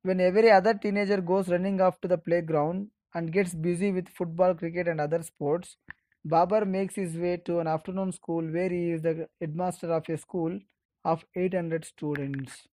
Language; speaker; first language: English; non-native, local second language; Kannada